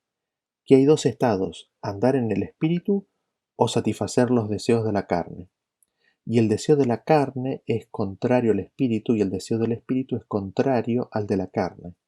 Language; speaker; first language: Spanish; native; Spanish